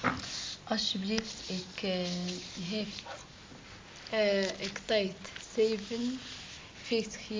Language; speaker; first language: Dutch; non-native, learner; Arabic